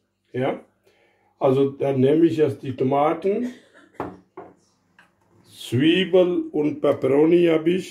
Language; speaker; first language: German; non-native, fluent; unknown